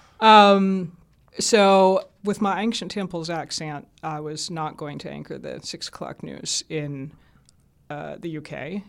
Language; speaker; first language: English; native; English